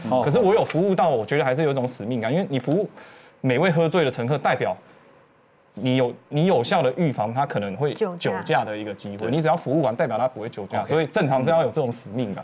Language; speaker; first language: Chinese; native; Chinese